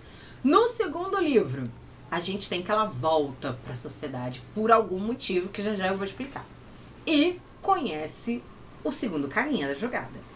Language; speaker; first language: Portuguese; native; Portuguese